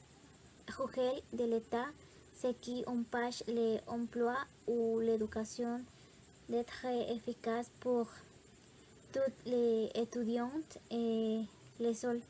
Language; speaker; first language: French; non-native, learner; Spanish